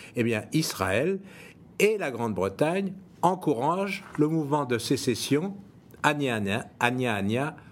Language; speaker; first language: French; native; French